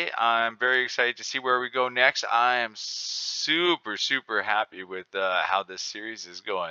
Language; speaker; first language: English; native; English